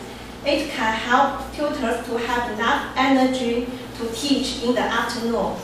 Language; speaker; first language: English; non-native, learner; Chinese